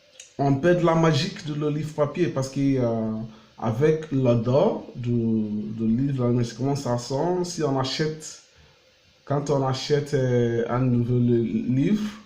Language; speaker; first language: French; non-native, learner; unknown